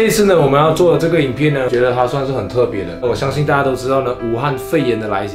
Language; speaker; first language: Chinese; native; Chinese